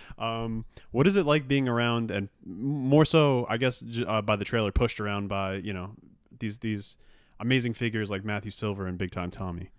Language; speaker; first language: English; native; English